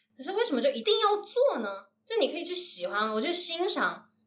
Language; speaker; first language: Chinese; native; Chinese